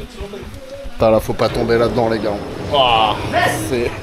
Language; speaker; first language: French; native; French